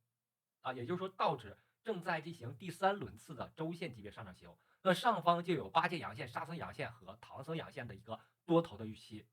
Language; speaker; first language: Chinese; native; Chinese